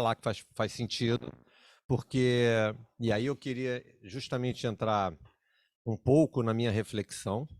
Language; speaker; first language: Portuguese; native; Portuguese